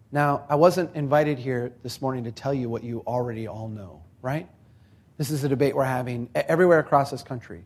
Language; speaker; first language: English; native; English